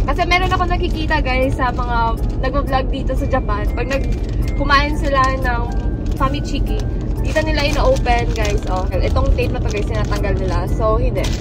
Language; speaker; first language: Filipino; native; Filipino